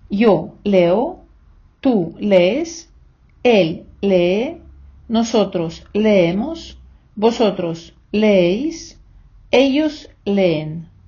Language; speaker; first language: Spanish; non-native, fluent; Ukrainian